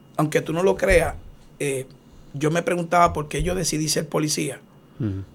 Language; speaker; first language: Spanish; native; Spanish